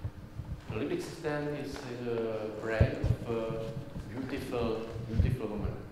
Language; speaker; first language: English; non-native, learner; Czech